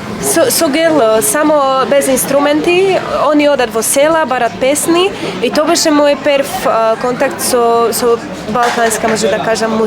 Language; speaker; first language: Macedonian; non-native, learner; Polish